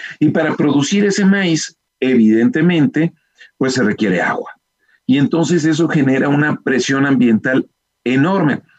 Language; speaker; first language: Spanish; native; Spanish